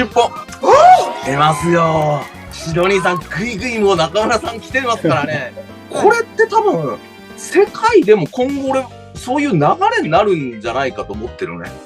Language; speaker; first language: Japanese; native; Japanese